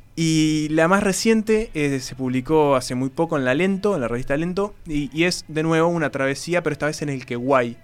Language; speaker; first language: Spanish; native; Spanish